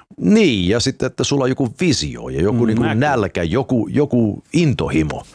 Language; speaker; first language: Finnish; early bilingual, heritage; Finnish